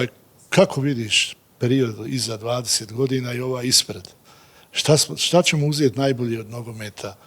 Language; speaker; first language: Bosnian; native; Bosnian